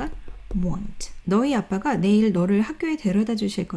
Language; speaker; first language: Korean; native; Korean